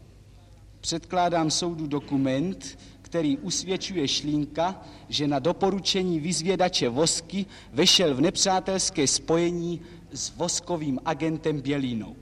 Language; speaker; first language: Czech; native; Czech